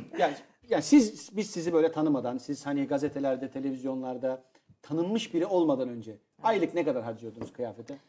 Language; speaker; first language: Turkish; native; Turkish